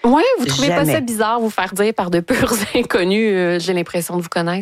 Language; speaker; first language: French; native; French